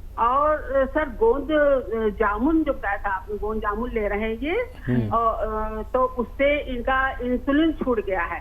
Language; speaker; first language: Hindi; native; Hindi